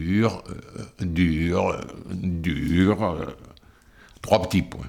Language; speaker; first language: French; native; French